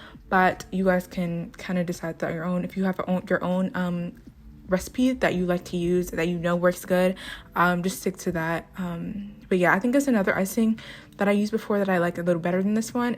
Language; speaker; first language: English; native; English